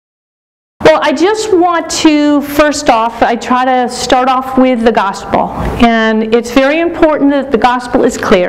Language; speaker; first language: English; native; English